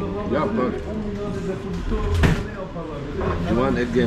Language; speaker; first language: English; non-native, learner; Turkish